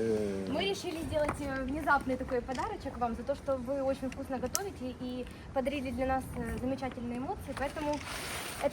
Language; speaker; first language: Russian; native; Russian